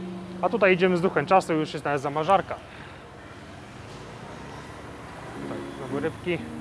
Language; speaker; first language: Polish; native; Polish